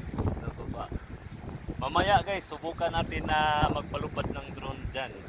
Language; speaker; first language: Filipino; non-native, local second language; Cebuano